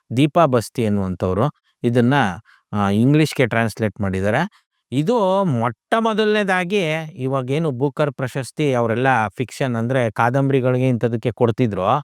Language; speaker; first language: Kannada; native; Kannada